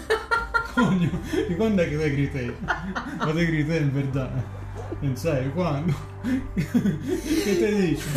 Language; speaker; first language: Spanish; non-native, learner; Italian